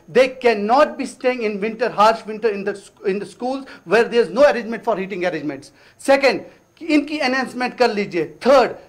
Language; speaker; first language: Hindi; non-native, local second language; Kashmiri